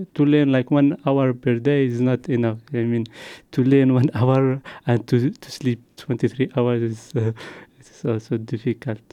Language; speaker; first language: English; non-native, learner; Arabic